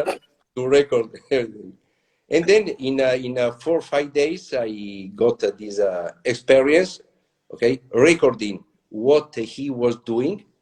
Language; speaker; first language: English; non-native, learner; Italian